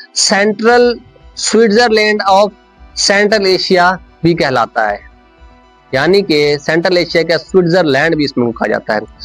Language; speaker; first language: Urdu; non-native, local second language; Punjabi